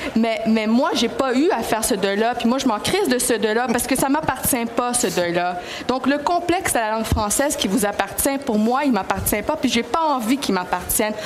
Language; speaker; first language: French; early bilingual, other home language; Greek